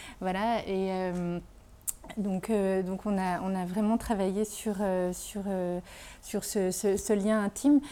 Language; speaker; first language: French; native; French